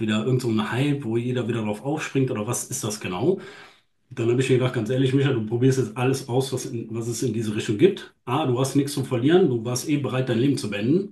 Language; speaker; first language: German; native; German